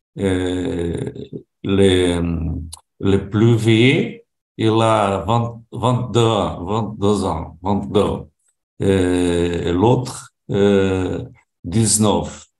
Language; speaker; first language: French; non-native, learner; Portuguese